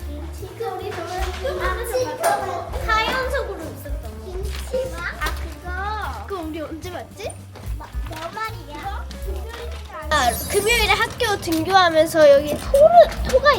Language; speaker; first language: Korean; early bilingual, other home language; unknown